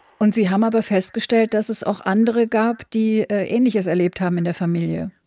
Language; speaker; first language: German; native; German